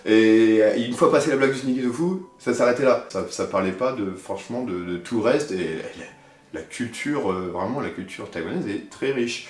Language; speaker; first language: French; native; French